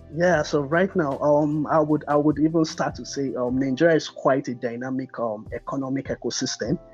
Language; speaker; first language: English; non-native, local second language; Yoruba